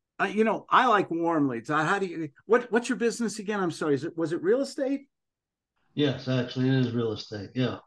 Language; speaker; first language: English; native; English